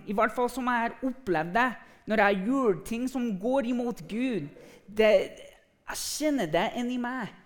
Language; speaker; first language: Norwegian; non-native, fluent; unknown